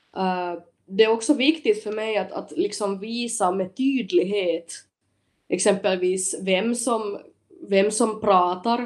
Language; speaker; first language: Swedish; native; Swedish